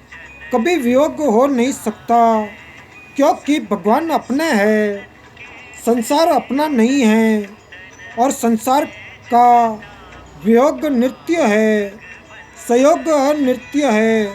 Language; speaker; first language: Hindi; native; Hindi